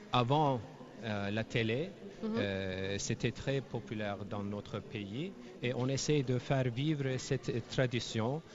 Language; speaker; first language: French; non-native, fluent; Turkish